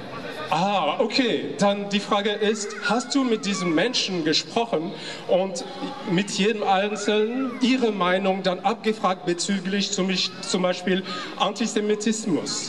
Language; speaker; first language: German; non-native, fluent; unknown